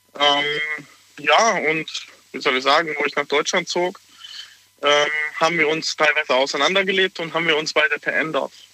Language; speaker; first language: German; non-native, fluent; Hungarian